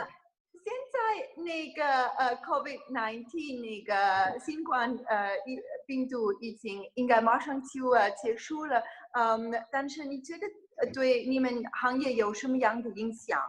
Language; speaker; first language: Chinese; non-native, fluent; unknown